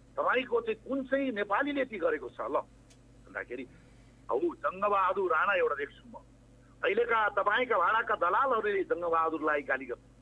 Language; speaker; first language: Nepali; native; Nepali